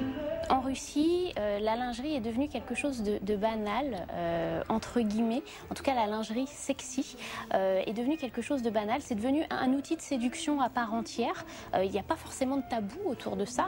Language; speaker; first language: French; native; French